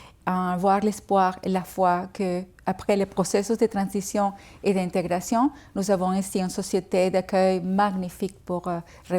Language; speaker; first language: French; non-native, fluent; Spanish